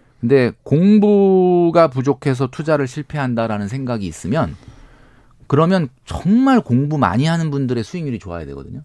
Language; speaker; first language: Korean; native; Korean